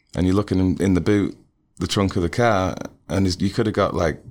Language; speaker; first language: English; native; English